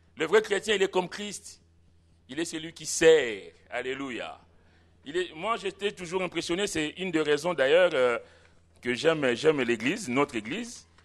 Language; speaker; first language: French; non-native, local second language; Lingala